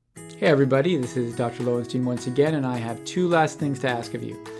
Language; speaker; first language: English; native; English